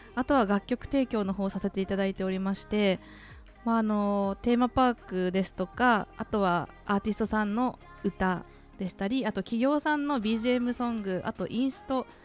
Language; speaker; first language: Japanese; native; Japanese